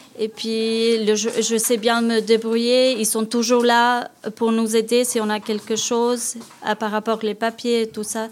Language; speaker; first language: French; non-native, learner; Albanian